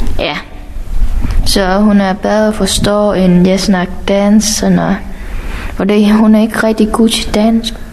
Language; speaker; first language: Danish; non-native, fluent; Vietnamese